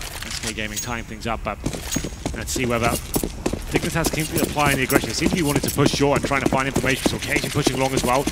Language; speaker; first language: English; native; English